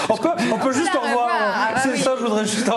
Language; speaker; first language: French; native; French